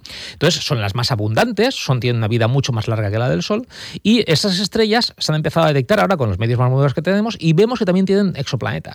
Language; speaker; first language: Spanish; native; Spanish